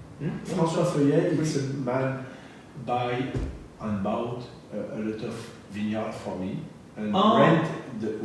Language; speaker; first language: English; non-native, learner; French